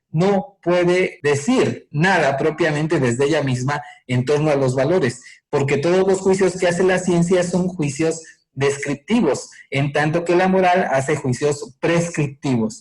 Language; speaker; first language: Spanish; native; Spanish